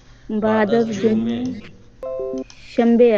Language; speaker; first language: Persian; non-native, learner; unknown